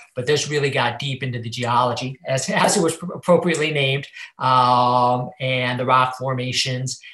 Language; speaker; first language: English; native; English